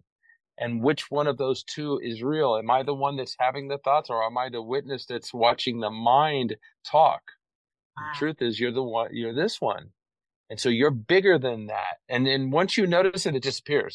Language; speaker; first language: English; native; English